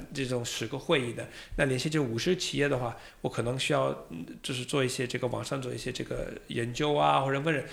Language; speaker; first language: Chinese; non-native, fluent; English